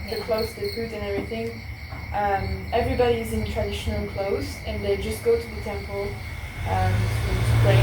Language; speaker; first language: English; non-native, fluent; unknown